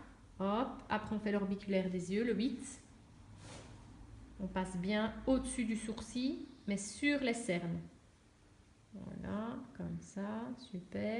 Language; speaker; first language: French; native; French